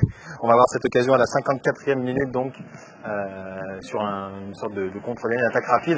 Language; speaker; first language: French; native; French